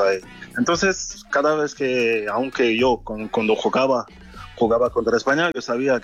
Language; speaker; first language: Spanish; non-native, fluent; French